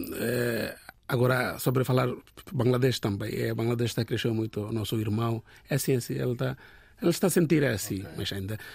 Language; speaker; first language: Portuguese; non-native, learner; Bangla